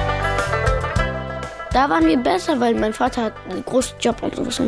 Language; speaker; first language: German; early bilingual, other home language; Pashto